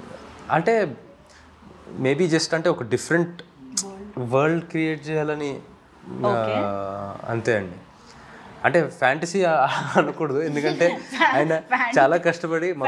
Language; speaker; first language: Telugu; native; Telugu